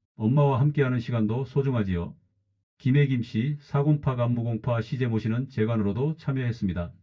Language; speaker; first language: Korean; native; Korean